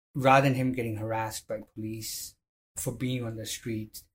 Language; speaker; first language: English; non-native, fluent; Arabic